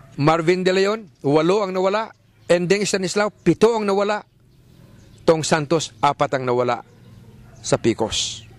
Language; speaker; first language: Filipino; native; Filipino